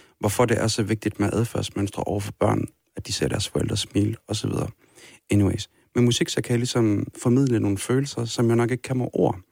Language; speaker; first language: Danish; early bilingual, other home language; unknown